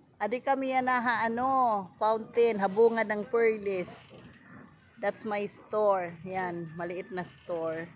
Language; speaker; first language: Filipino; non-native, local second language; Waray